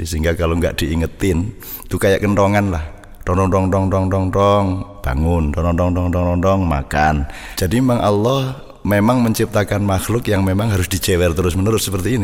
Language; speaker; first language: Indonesian; non-native, local second language; Javanese